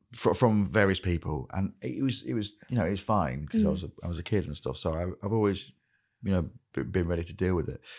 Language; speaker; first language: English; native; English